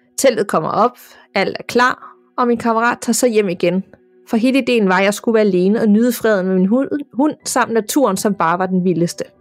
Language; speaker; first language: Danish; native; Danish